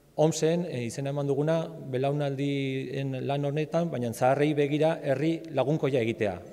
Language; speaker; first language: Basque; native; Basque